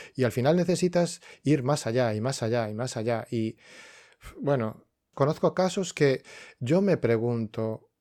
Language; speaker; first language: Spanish; non-native, local second language; Galician